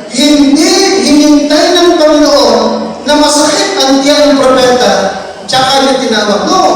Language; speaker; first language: Filipino; native; Filipino